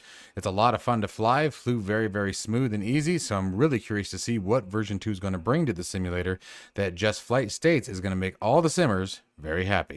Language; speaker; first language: English; native; English